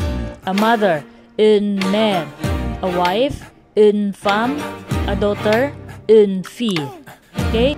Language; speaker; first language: French; non-native, fluent; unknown